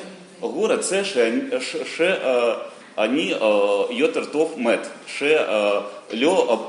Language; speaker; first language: Hebrew; non-native, learner; Russian